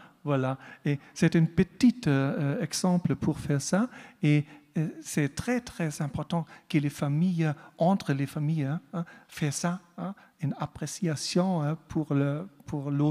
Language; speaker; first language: French; non-native, learner; German